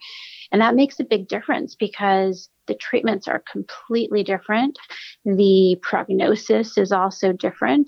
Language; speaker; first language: English; native; English